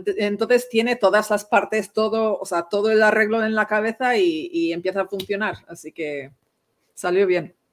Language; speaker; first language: Spanish; non-native, fluent; English